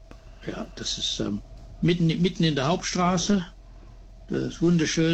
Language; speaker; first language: German; early bilingual, heritage; German